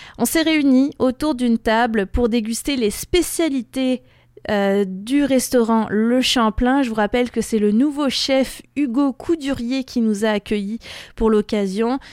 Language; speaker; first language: French; native; French